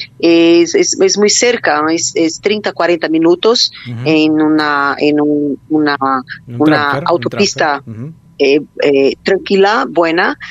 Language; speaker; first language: Spanish; non-native, learner; Portuguese